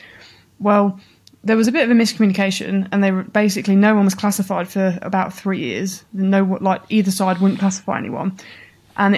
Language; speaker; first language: English; native; English